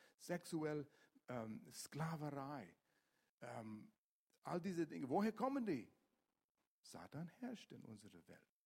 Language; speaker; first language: German; non-native, fluent; English